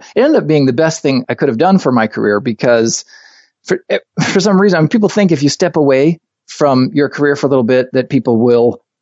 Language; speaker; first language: English; native; English